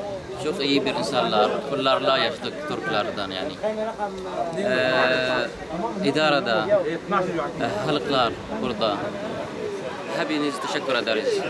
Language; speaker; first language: Turkish; non-native, learner; Arabic